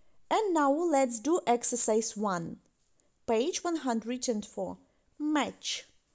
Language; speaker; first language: English; non-native, fluent; Ukrainian